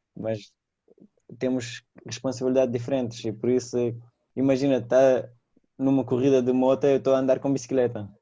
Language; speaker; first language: Portuguese; non-native, fluent; Persian